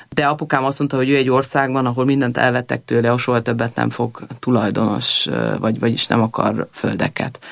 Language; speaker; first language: Hungarian; early bilingual, heritage; Hungarian